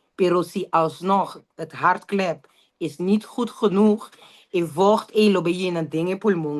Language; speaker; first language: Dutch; non-native, local second language; Papiamento